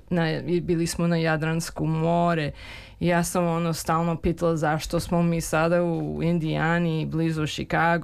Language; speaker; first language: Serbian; early bilingual, heritage; Serbian